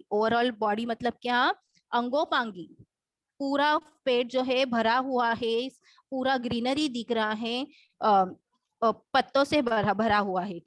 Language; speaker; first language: Hindi; non-native, local second language; Marathi